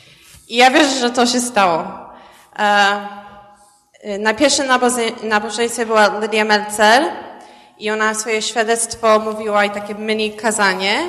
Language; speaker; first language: Polish; early bilingual, heritage; Polish